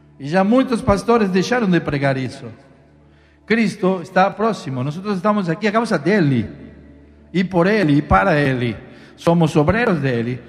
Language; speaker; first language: Portuguese; non-native, fluent; Spanish